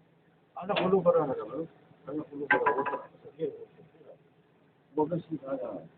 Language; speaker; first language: Arabic; non-native, learner; Filipino